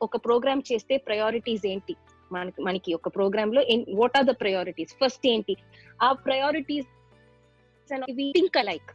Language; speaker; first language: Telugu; non-native, local second language; Tamil